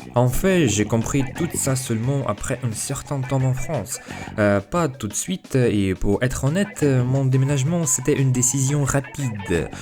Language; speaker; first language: French; non-native, fluent; Russian